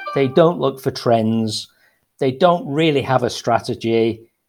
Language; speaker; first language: English; native; English